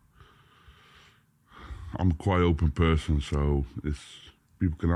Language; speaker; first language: English; non-native, fluent; Dutch